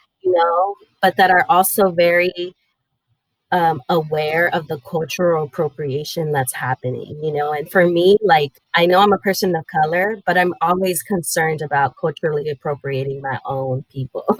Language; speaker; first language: English; early bilingual, other home language; Spanish